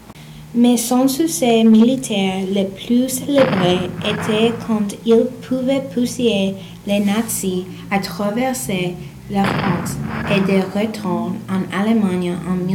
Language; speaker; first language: French; non-native, learner; English